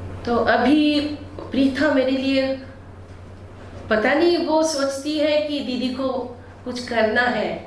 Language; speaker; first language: Hindi; non-native, local second language; Bangla